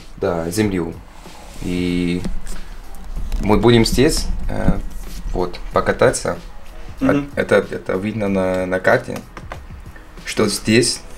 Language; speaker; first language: Russian; non-native, learner; Dutch